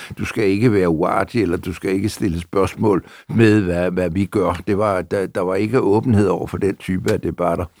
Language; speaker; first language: Danish; native; Danish